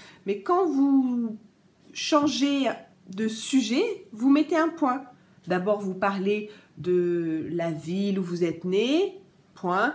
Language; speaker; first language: French; native; French